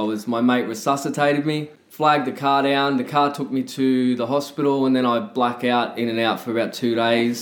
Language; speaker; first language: English; native; English